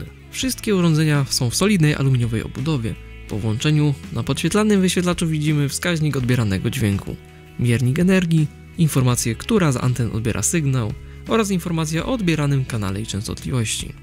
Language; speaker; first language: Polish; native; Polish